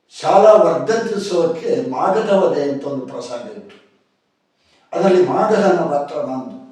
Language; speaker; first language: Kannada; non-native, local second language; Tulu